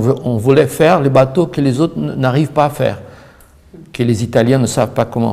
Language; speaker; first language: French; non-native, fluent; Portuguese